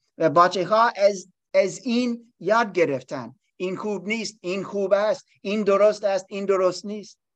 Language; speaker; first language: Persian; non-native, learner; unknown